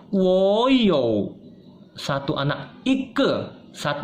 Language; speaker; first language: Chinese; non-native, fluent; Indonesian